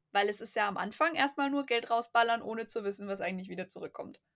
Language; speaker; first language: German; native; German